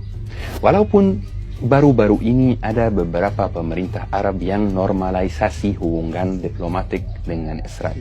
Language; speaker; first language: Indonesian; non-native, fluent; Arabic